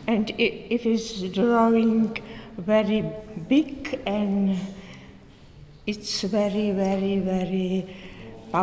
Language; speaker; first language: English; non-native, learner; Czech